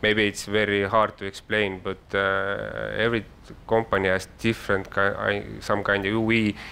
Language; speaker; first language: English; non-native, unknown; Estonian